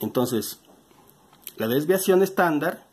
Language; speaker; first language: Spanish; native; Spanish